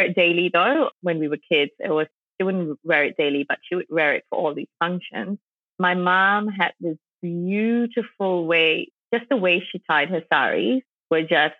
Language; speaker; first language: English; non-native, local second language; Tamil